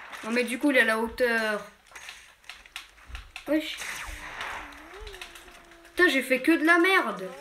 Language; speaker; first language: French; native; French